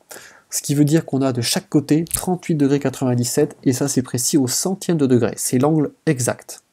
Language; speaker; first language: French; native; French